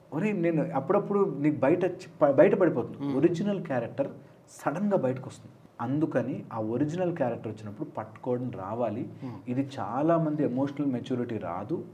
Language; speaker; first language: Telugu; native; Telugu